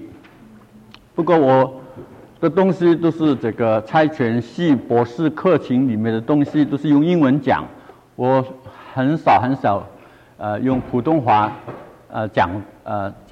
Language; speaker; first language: Chinese; non-native, local second language; Cantonese